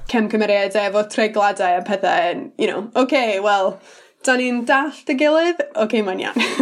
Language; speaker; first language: Welsh; non-native, learner; English